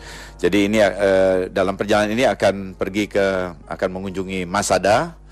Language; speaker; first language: Indonesian; native; Indonesian